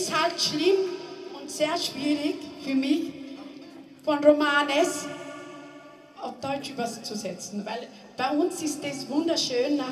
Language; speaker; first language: German; non-native, local second language; Romany